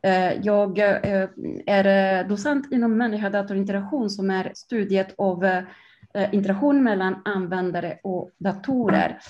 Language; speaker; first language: Swedish; non-native, fluent; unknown